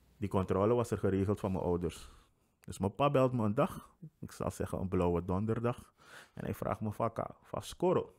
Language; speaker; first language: Dutch; native; Dutch